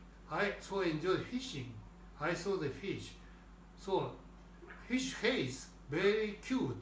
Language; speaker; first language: English; non-native, learner; Japanese